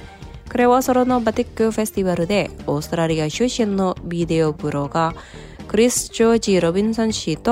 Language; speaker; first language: Japanese; non-native, fluent; Indonesian